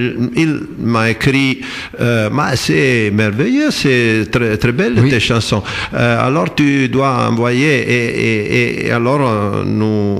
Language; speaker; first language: French; non-native, fluent; Italian